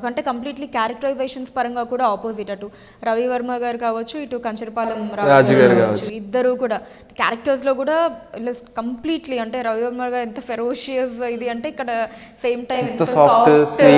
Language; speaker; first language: Telugu; native; Telugu